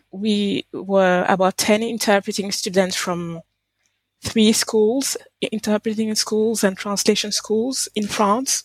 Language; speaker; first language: English; non-native, fluent; French